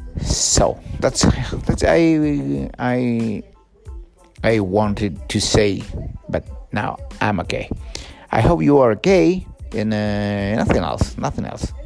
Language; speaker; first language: English; non-native, learner; Spanish